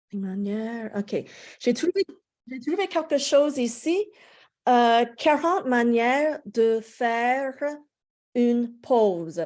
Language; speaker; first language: French; non-native, fluent; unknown